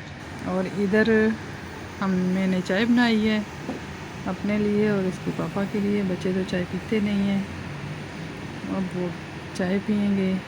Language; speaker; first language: Hindi; native; Hindi